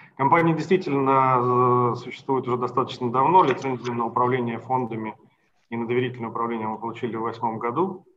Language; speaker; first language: Russian; native; Russian